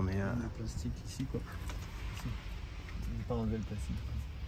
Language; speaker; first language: French; non-native, fluent; Japanese